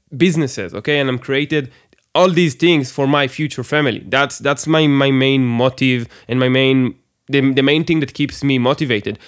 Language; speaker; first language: English; non-native, fluent; Hebrew